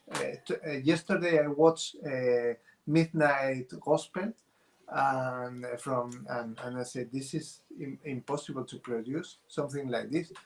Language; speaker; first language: English; non-native, fluent; Spanish